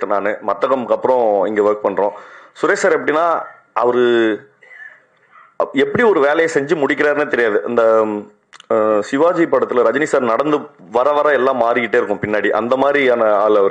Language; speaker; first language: Tamil; native; Tamil